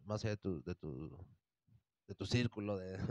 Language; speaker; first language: Spanish; native; Spanish